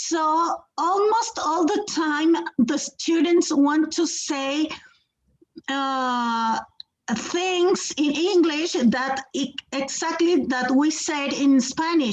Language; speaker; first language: English; non-native, fluent; Spanish